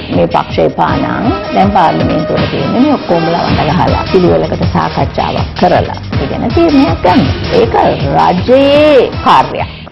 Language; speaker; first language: Sinhala; non-native, local second language; Tamil